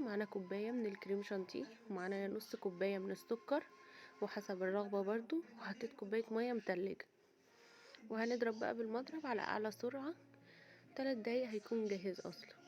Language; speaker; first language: Arabic; native; Arabic